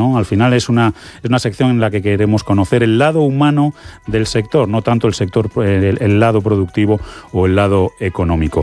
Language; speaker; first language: Spanish; native; Spanish